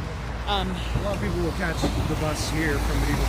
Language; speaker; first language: English; native; English